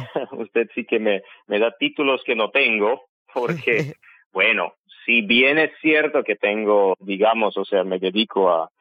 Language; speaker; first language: Spanish; non-native, fluent; Armenian